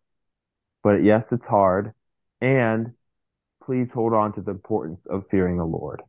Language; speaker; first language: English; native; English